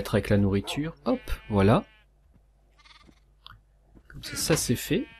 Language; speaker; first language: French; native; French